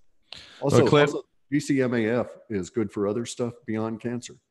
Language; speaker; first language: English; native; English